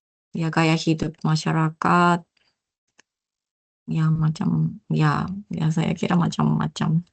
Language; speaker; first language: Indonesian; non-native, learner; Japanese